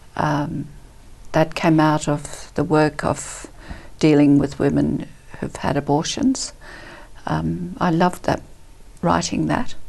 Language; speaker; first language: English; early bilingual, other home language; Italian